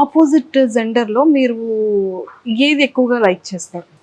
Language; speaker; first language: Telugu; native; Telugu